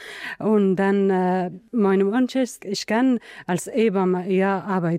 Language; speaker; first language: German; non-native, learner; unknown